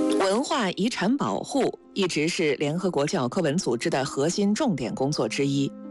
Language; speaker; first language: Chinese; native; Chinese